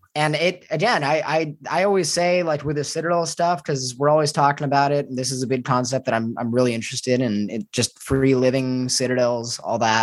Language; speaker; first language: English; native; English